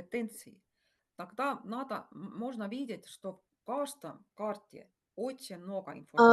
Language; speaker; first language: Russian; non-native, fluent; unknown